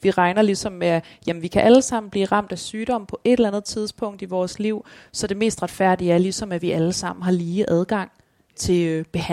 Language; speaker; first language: Danish; native; Danish